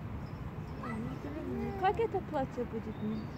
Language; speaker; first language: Russian; early bilingual, other home language; Tajik